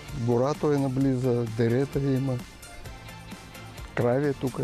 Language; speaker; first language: Bulgarian; non-native, learner; Russian